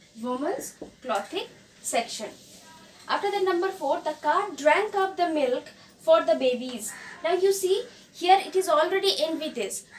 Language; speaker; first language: English; non-native, local second language; Bangla